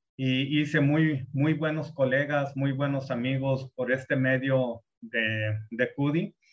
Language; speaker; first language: Spanish; early bilingual, heritage; Spanish